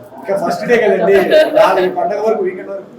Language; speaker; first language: Telugu; native; Telugu